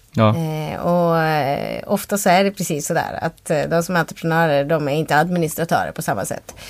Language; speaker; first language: Swedish; native; Swedish